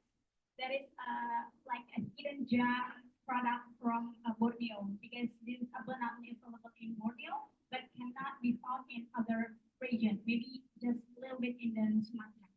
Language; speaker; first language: English; non-native, learner; Indonesian